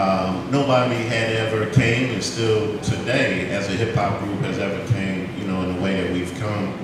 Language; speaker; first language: English; native; English